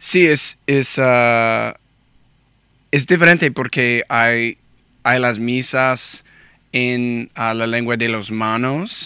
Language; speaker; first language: Spanish; non-native, learner; English